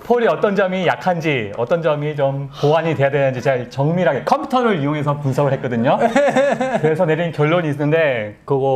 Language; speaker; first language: Korean; native; Korean